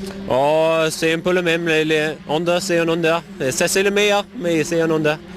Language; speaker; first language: French; non-native, fluent; English